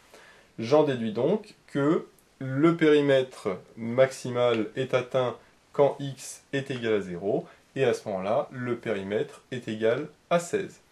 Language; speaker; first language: French; native; French